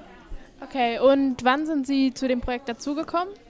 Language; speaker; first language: German; native; German